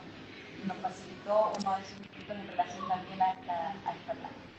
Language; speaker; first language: Spanish; native; Spanish